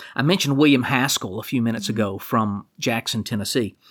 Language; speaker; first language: English; native; English